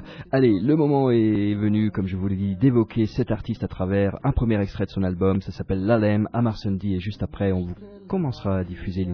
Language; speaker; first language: French; native; French